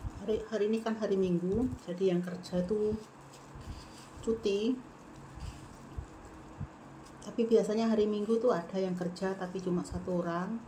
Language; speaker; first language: Indonesian; non-native, local second language; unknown